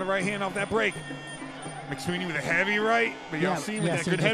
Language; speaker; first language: English; native; English